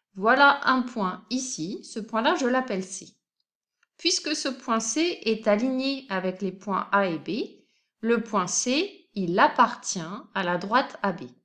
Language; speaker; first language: French; native; French